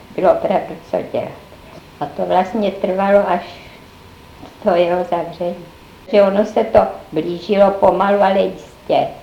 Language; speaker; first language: Czech; native; Czech